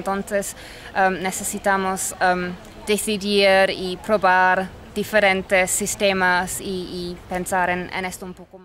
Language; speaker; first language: Spanish; non-native, fluent; English